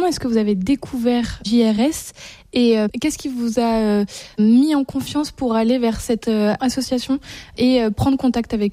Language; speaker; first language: French; native; French